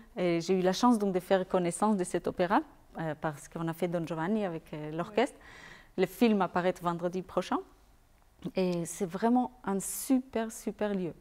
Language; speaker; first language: French; non-native, fluent; Spanish